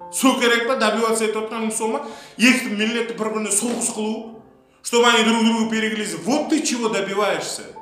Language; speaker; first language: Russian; non-native, local second language; Uzbek